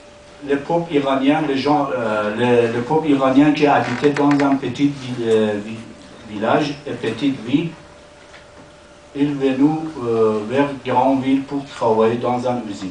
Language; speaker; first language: French; non-native, learner; Persian